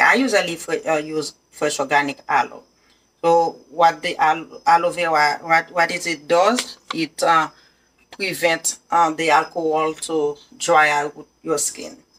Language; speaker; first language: English; non-native, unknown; Haitian Creole